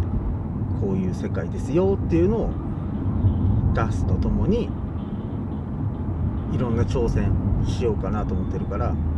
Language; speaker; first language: Japanese; native; Japanese